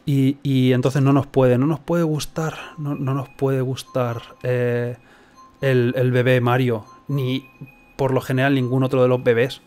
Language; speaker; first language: Spanish; native; Spanish